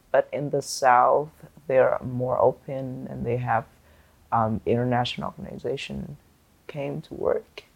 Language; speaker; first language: English; non-native, fluent; Vietnamese